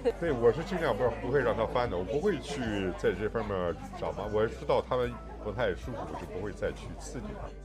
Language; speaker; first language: Chinese; non-native, local second language; English